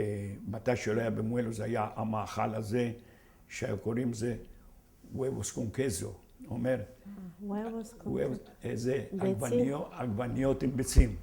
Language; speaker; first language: Hebrew; non-native, fluent; Ladino